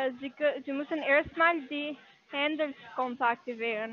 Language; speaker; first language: German; non-native, learner; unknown